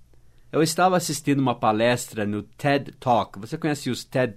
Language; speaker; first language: Portuguese; non-native, fluent; English